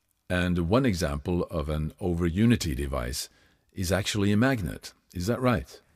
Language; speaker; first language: English; non-native, fluent; Norwegian